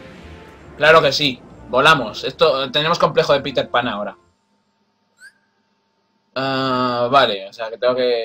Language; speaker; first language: Spanish; native; Spanish